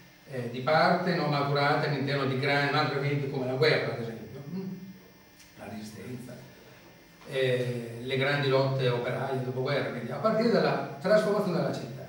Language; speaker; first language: Italian; native; Italian